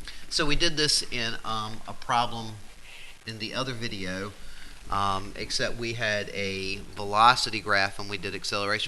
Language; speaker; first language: English; native; English